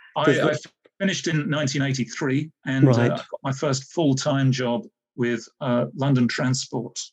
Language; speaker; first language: English; native; English